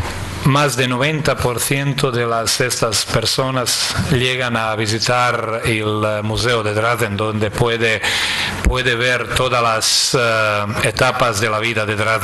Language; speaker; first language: Spanish; non-native, fluent; Croatian